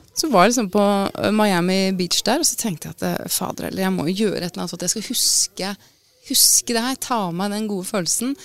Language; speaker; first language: Norwegian; native; Norwegian